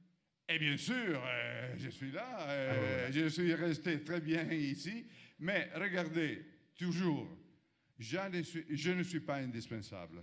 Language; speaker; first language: French; non-native, fluent; Italian